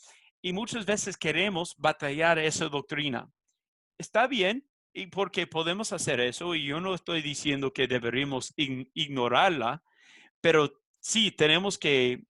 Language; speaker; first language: Spanish; non-native, fluent; English